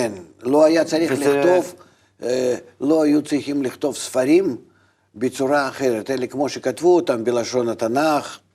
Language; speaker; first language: Hebrew; non-native, fluent; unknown